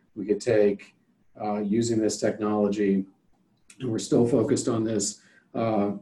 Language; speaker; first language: English; native; English